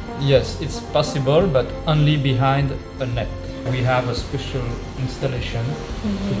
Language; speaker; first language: English; non-native, learner; French